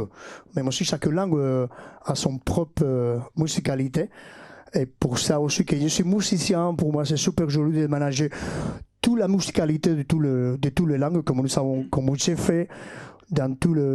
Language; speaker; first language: French; non-native, fluent; Basque